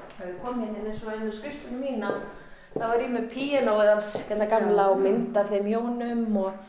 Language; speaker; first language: Icelandic; native; Icelandic